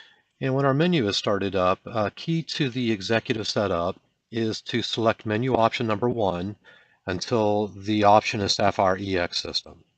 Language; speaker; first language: English; native; English